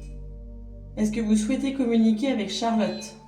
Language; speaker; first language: French; native; French